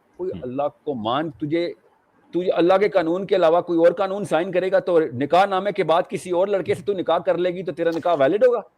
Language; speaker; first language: Urdu; native; Urdu